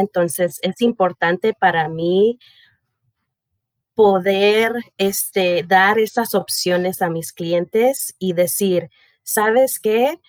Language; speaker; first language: Spanish; early bilingual, heritage; Spanish